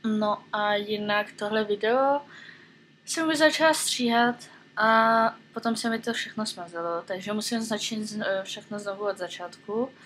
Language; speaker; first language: Czech; early bilingual, heritage; Czech